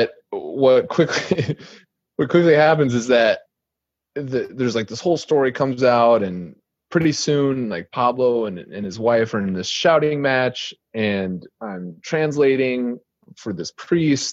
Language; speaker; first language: English; native; English